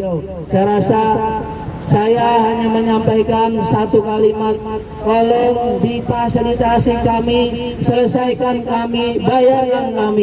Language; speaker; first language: Indonesian; native; Indonesian